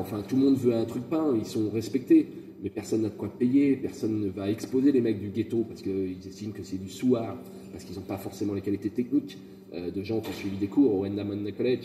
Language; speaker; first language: French; native; French